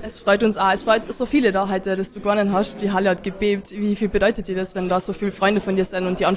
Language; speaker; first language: German; native; German